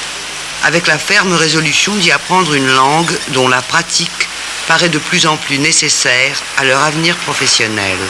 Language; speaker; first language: French; native; French